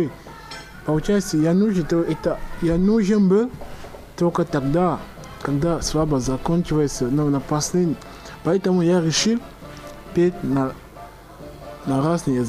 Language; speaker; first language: Russian; non-native, learner; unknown